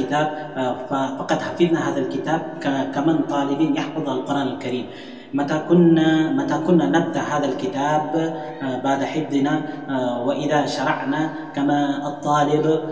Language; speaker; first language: Arabic; non-native, fluent; Urdu